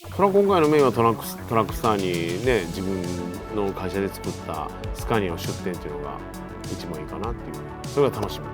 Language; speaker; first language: Japanese; native; Japanese